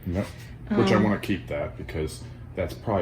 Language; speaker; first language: English; native; English